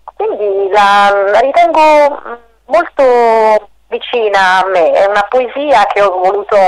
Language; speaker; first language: Italian; native; Italian